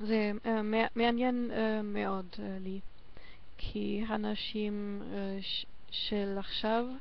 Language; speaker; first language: Hebrew; non-native, learner; German